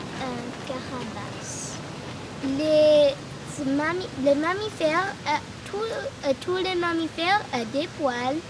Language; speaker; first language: French; non-native, learner; English